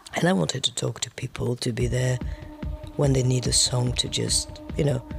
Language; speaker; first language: English; non-native, fluent; French